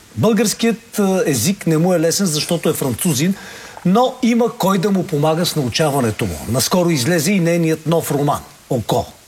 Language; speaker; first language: Bulgarian; native; Bulgarian